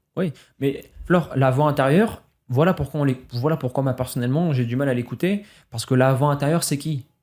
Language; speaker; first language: French; native; French